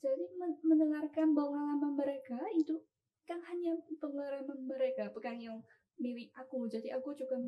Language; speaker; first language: Indonesian; non-native, learner; Chinese